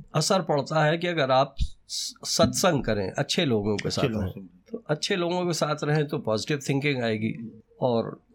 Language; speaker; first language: Hindi; native; Hindi